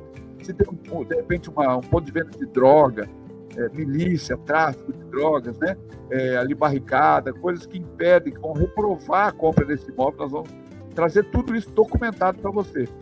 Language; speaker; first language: Portuguese; native; Portuguese